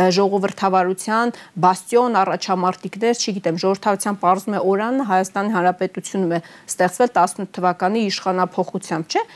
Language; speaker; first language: Armenian; native; Armenian